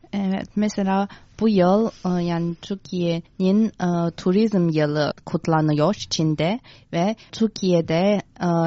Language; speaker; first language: Turkish; non-native, fluent; Chinese